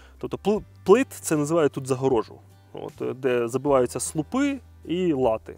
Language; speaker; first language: Ukrainian; native; Ukrainian